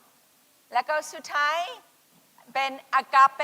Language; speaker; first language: Thai; non-native, fluent; English